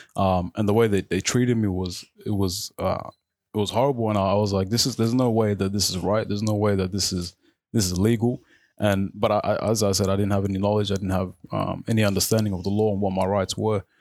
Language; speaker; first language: English; non-native, local second language; Arabic